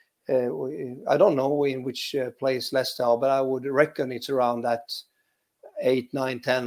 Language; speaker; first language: English; non-native, fluent; Swedish